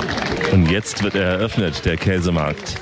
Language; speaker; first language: German; native; German